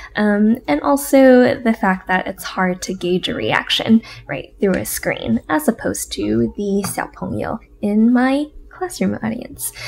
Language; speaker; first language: English; native; English